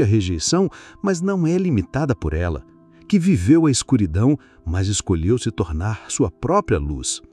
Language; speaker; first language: Portuguese; native; Portuguese